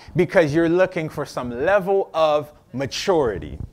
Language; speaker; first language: English; native; English